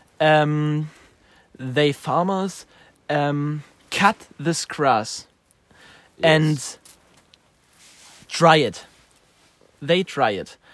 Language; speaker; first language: English; non-native, learner; German